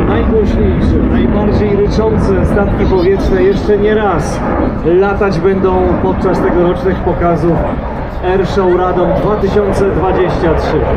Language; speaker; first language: Polish; native; Polish